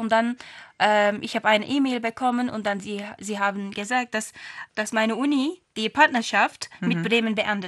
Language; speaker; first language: German; non-native, fluent; Turkish